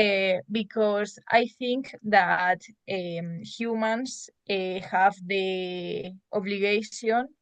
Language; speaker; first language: English; non-native, learner; Spanish